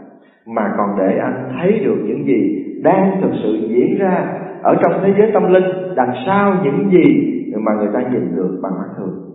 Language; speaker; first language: Vietnamese; native; Vietnamese